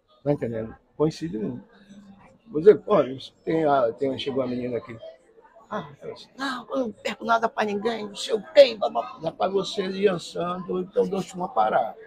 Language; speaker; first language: Portuguese; native; Portuguese